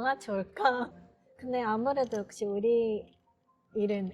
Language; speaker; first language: Korean; non-native, fluent; Japanese